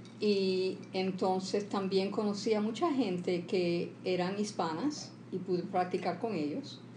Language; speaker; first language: Spanish; early bilingual, heritage; Spanish